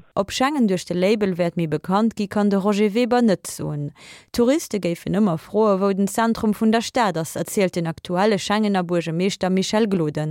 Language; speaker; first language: Luxembourgish; native; Luxembourgish